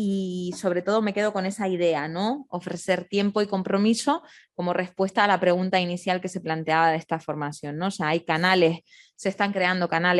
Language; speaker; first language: Spanish; native; Spanish